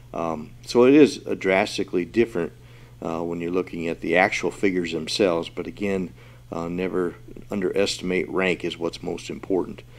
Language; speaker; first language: English; native; English